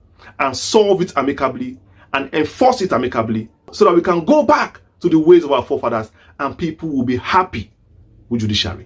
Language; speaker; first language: English; non-native, local second language; Igbo